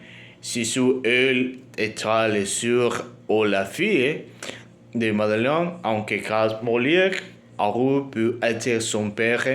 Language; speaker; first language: French; non-native, learner; Spanish